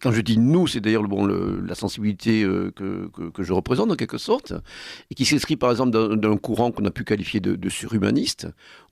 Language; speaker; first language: French; native; French